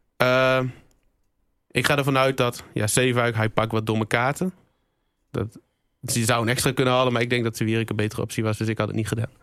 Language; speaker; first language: Dutch; native; Dutch